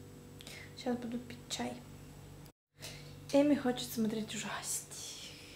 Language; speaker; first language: Russian; early bilingual, heritage; Russian